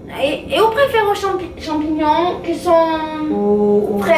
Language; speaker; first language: Portuguese; non-native, learner; French